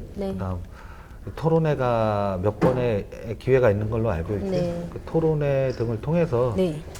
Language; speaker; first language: Korean; native; Korean